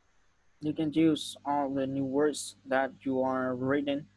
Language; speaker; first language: English; non-native, fluent; Vietnamese